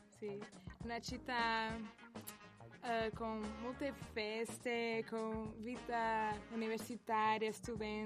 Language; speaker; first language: Italian; non-native, learner; Portuguese